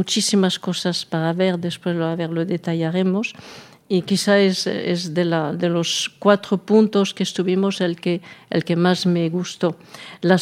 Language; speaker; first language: Spanish; non-native, fluent; French